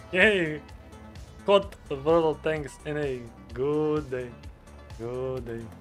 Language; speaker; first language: English; non-native, learner; Croatian